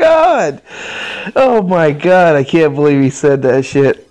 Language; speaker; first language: English; native; English